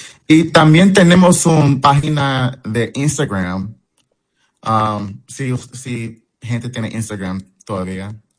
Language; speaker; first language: Spanish; early bilingual, heritage; English